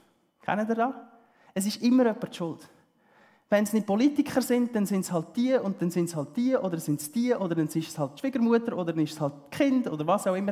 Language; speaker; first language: German; early bilingual, heritage; German